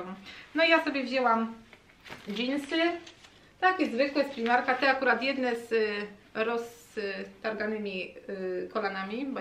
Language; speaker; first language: Polish; native; Polish